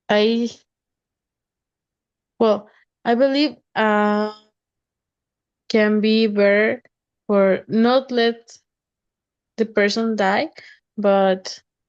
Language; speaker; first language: English; non-native, learner; Spanish